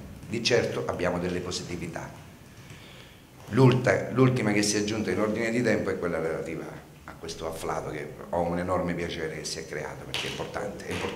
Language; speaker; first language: Italian; native; Italian